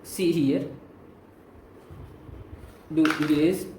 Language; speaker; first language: English; non-native, local second language; Hindi